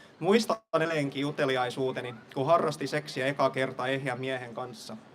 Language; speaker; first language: Finnish; non-native, fluent; English